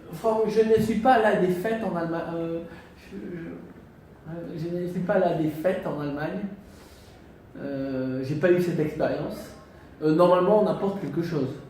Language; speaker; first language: French; non-native, fluent; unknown